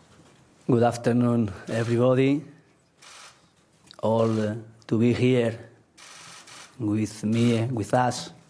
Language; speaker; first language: English; non-native, learner; Spanish